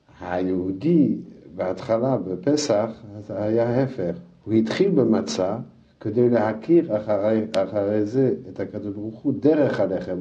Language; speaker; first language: Hebrew; non-native, fluent; French